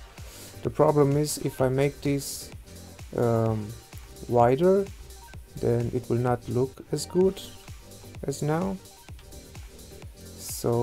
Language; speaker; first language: English; non-native, fluent; German